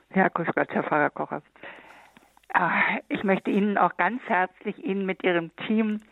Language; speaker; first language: German; native; German